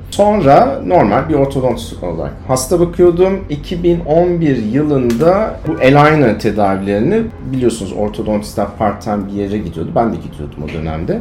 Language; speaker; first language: Turkish; early bilingual, other home language; German